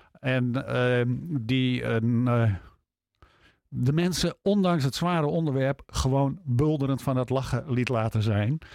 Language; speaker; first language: Dutch; native; Dutch